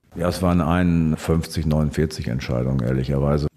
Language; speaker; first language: German; native; German